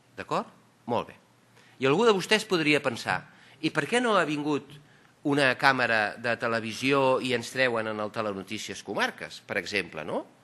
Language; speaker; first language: Catalan; native; Catalan